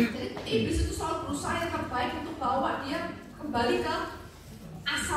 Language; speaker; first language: Indonesian; native; Indonesian